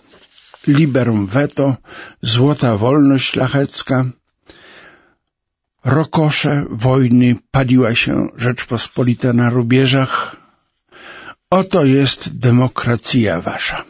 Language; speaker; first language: Polish; native; Polish